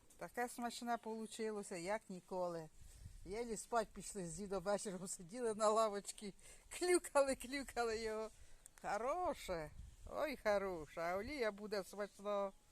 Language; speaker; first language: Ukrainian; native; Ukrainian